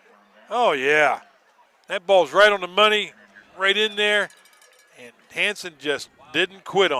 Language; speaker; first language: English; native; English